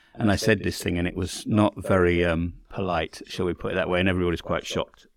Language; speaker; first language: English; native; English